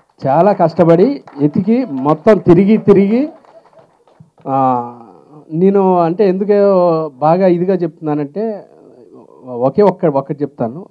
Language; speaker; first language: Telugu; native; Telugu